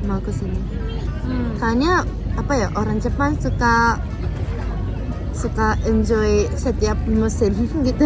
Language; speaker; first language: Indonesian; non-native, learner; Japanese